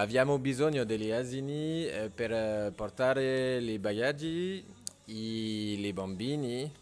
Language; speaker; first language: Italian; non-native, learner; French